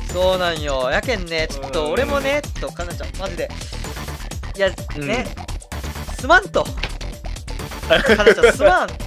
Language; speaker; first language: Japanese; native; Japanese